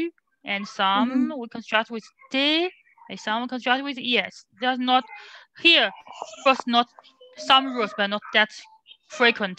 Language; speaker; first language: English; non-native, learner; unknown